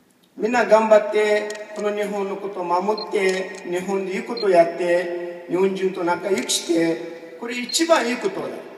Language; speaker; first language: Japanese; non-native, fluent; Urdu